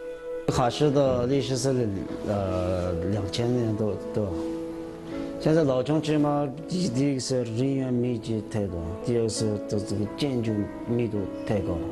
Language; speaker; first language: Chinese; non-native, local second language; Uyghur